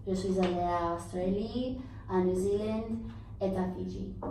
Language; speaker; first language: French; non-native, learner; English